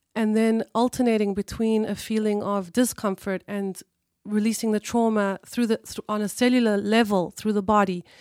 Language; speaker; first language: English; early bilingual, other home language; Hebrew